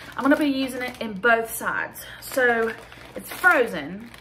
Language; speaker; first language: English; native; English